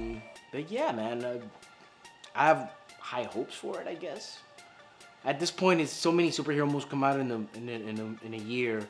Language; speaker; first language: English; native; English